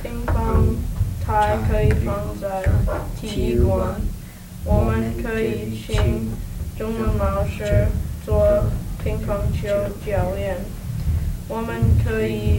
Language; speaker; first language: Chinese; non-native, learner; English